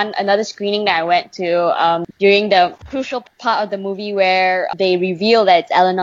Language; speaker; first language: English; non-native, local second language; Chinese